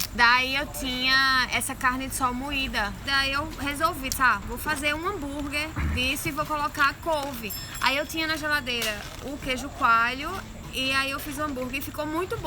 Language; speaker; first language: Portuguese; native; Portuguese